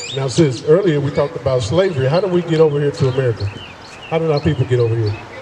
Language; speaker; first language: English; native; English